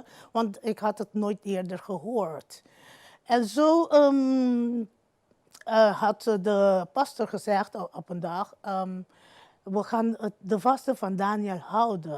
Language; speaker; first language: Dutch; non-native, local second language; Papiamento